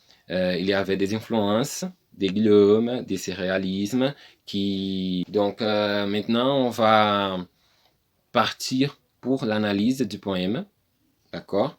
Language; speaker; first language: French; non-native, learner; Portuguese